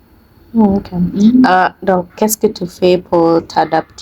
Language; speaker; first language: French; non-native, learner; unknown